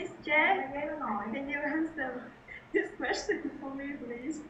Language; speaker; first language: English; non-native, fluent; Vietnamese